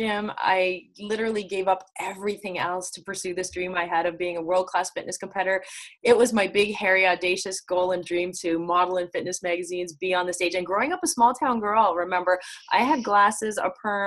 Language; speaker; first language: English; native; English